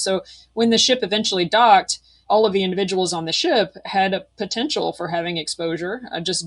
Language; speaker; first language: English; native; English